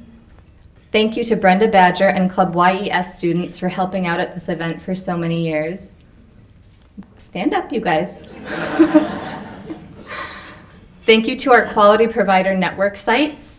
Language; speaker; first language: English; native; English